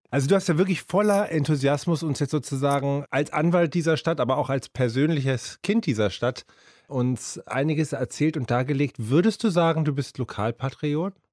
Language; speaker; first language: German; native; German